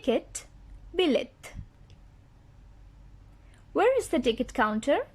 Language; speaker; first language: English; non-native, fluent; Bangla